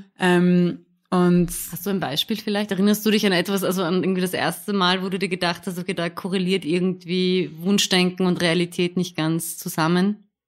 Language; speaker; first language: German; native; German